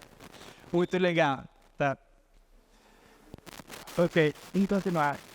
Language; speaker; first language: Portuguese; non-native, fluent; Spanish